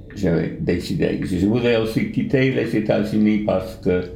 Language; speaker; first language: French; non-native, fluent; English